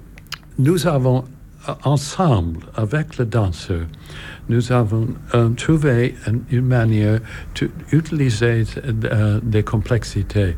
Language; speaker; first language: French; non-native, learner; English